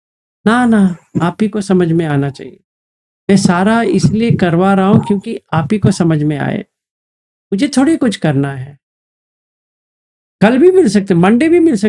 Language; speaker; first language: Hindi; native; Hindi